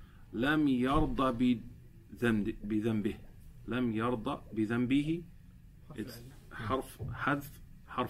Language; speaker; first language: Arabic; non-native, fluent; English